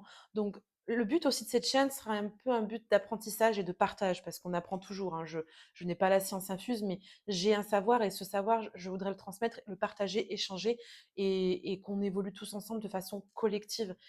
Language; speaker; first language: French; native; French